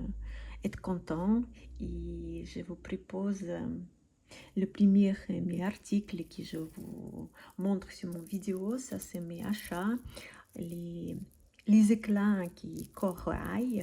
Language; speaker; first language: French; non-native, learner; Russian